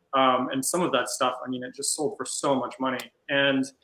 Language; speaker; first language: English; native; English